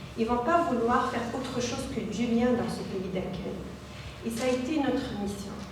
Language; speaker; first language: French; non-native, local second language; Arabic